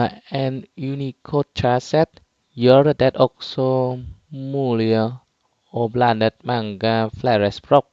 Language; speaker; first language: Norwegian; non-native, fluent; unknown